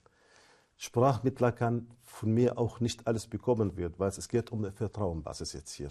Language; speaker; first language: German; non-native, fluent; Arabic